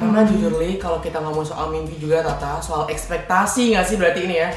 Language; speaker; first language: Indonesian; native; Indonesian